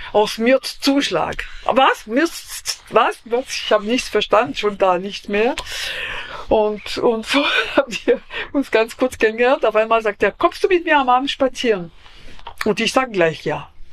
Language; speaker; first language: German; non-native, fluent; French